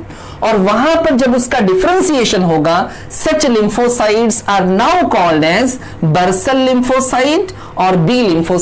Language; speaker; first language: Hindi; native; Hindi